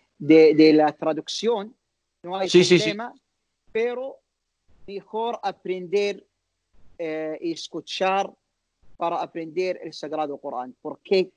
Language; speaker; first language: Spanish; non-native, learner; Arabic